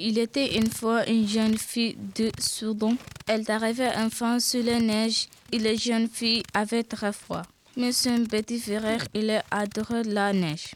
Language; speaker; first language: French; non-native, learner; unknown